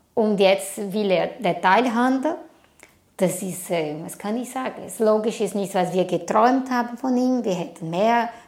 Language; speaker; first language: German; non-native, fluent; Portuguese